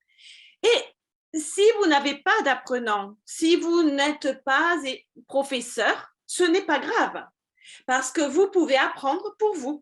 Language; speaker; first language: French; native; French